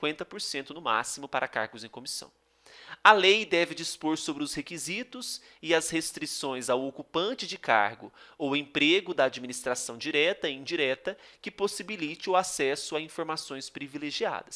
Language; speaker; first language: Portuguese; native; Portuguese